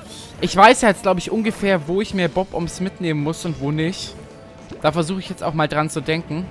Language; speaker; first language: German; native; German